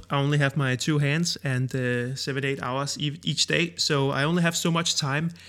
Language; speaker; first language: English; non-native, fluent; Danish